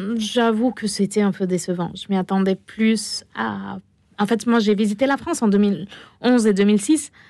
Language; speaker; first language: French; non-native, fluent; Arabic